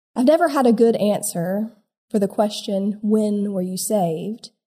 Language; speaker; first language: English; native; English